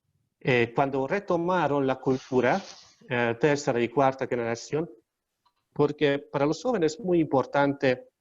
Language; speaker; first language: Spanish; non-native, learner; Hungarian